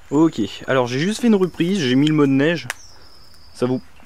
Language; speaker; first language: French; native; French